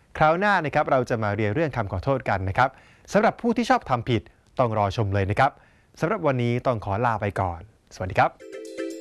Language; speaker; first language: Thai; native; Thai